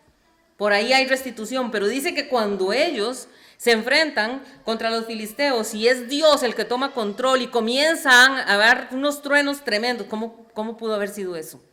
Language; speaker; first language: Spanish; native; Spanish